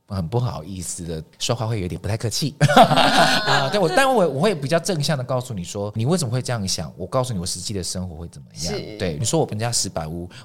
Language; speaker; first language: Chinese; native; Chinese